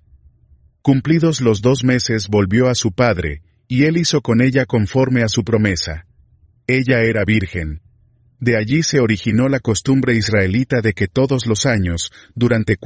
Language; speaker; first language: Spanish; native; Spanish